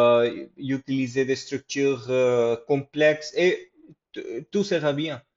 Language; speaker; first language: French; non-native, fluent; English